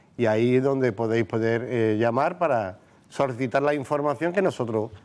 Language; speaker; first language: Spanish; native; Spanish